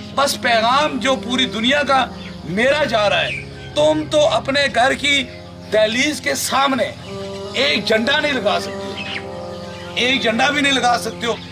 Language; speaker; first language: Urdu; non-native, local second language; Punjabi